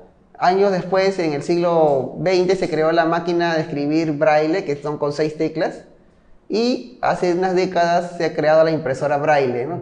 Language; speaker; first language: Spanish; native; Spanish